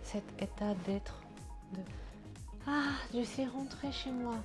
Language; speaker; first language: French; non-native, fluent; Japanese